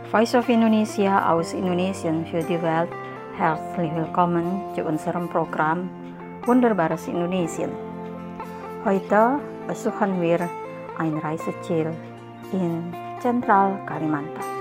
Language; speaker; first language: German; non-native, fluent; Indonesian